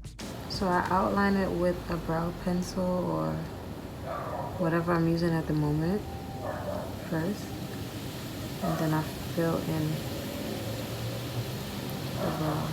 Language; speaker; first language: English; native; English